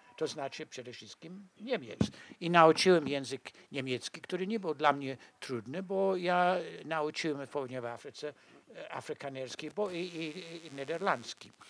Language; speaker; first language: Polish; non-native, fluent; English